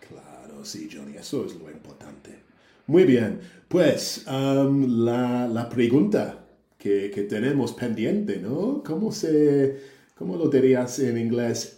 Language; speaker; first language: Spanish; non-native, fluent; English